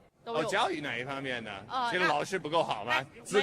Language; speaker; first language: Chinese; non-native, fluent; English